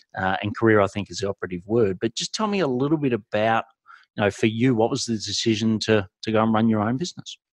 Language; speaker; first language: English; native; English